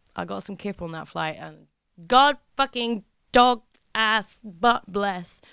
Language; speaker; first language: English; native; English